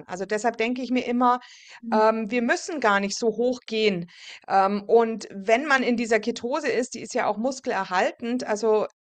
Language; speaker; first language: German; native; German